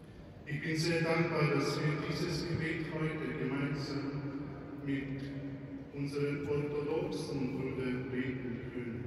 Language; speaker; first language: German; non-native, fluent; Ukrainian